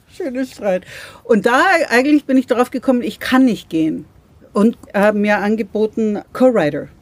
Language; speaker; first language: German; non-native, fluent; English